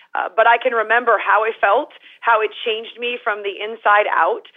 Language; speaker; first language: English; native; English